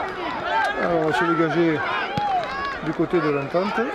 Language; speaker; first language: French; native; French